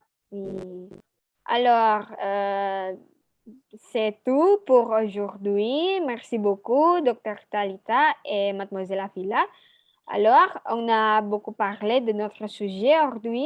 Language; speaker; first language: French; non-native, learner; Indonesian